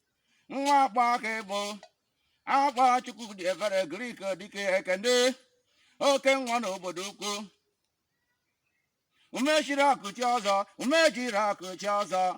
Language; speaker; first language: Igbo; native; Igbo